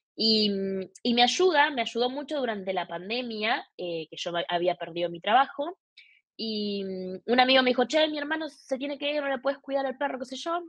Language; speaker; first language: Spanish; native; Spanish